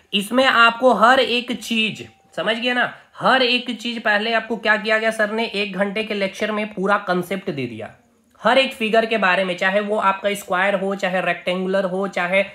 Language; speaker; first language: Hindi; native; Hindi